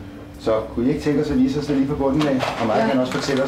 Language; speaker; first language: Danish; native; Danish